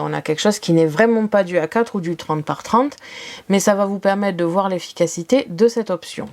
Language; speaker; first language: French; native; French